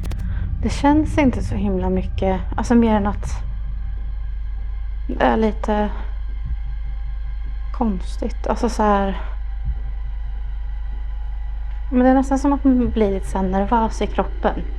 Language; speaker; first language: Swedish; native; Swedish